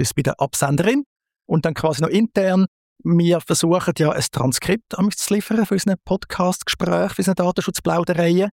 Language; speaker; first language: German; native; German